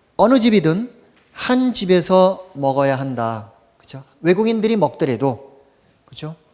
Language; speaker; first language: Korean; native; Korean